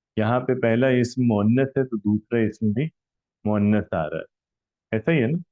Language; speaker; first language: Urdu; native; Urdu